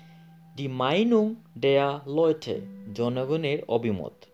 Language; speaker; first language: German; non-native, fluent; Bangla